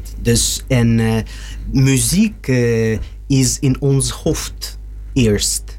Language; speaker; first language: Dutch; non-native, learner; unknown